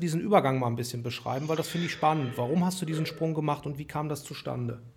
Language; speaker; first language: German; native; German